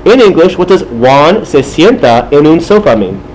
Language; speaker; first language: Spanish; non-native, fluent; English